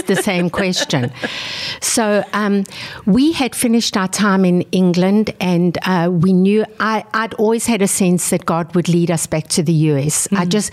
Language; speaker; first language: English; native; English